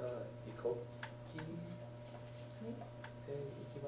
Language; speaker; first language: Japanese; non-native, learner; English